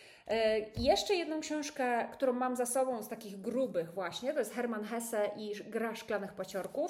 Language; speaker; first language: Polish; native; Polish